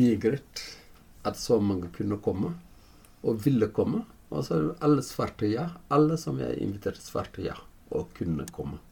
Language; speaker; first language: Norwegian; non-native, fluent; Fula